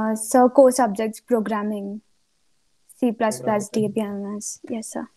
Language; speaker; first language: English; non-native, local second language; Hindi